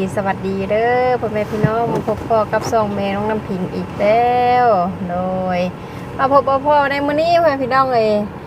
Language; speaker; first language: Thai; native; Thai